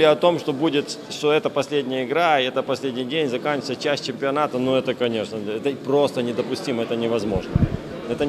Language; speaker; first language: Russian; native; Russian